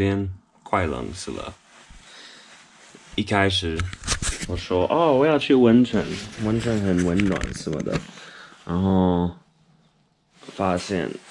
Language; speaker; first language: Chinese; non-native, fluent; English